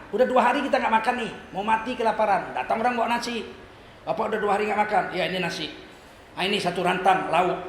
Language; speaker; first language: Indonesian; native; Indonesian